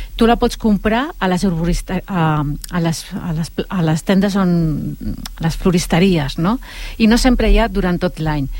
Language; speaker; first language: Catalan; non-native, local second language; Spanish